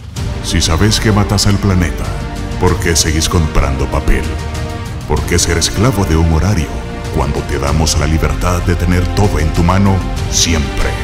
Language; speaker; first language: Spanish; native; Spanish